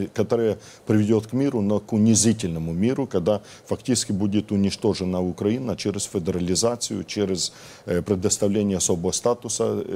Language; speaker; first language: Russian; non-native, local second language; Ukrainian